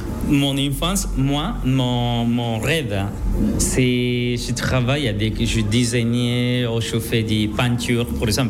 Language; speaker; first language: French; non-native, learner; Spanish